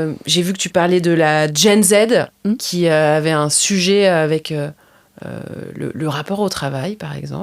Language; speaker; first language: French; native; French